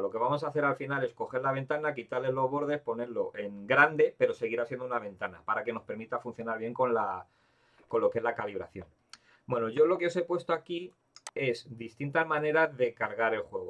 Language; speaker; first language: Spanish; native; Spanish